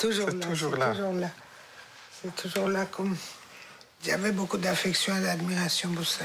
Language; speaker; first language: French; non-native, fluent; Persian